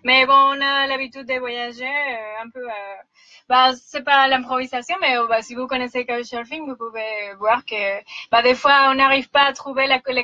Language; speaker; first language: French; non-native, fluent; Spanish